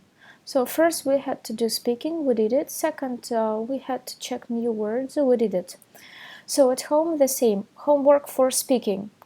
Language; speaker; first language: English; non-native, fluent; Russian